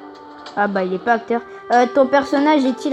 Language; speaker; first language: French; native; French